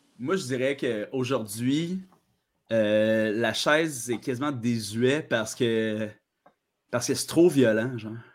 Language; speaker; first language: French; native; French